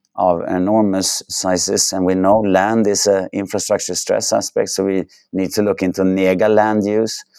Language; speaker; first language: English; non-native, fluent; Swedish